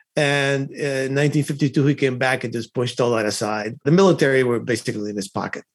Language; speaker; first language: English; early bilingual, other home language; Spanish